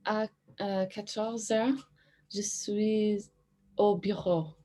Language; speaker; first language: French; non-native, learner; English